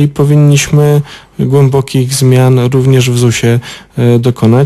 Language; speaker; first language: Polish; native; Polish